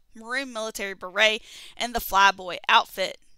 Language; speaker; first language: English; native; English